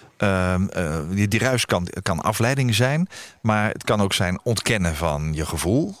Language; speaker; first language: Dutch; native; Dutch